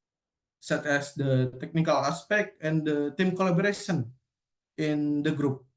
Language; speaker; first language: English; non-native, learner; Indonesian